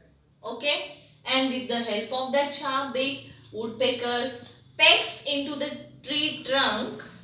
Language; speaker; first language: English; non-native, local second language; Marathi